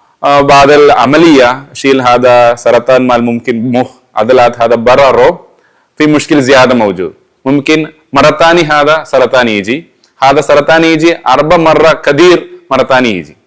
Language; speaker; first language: Arabic; non-native, learner; Malayalam